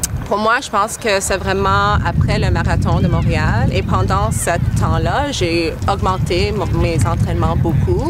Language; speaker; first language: French; non-native, local second language; English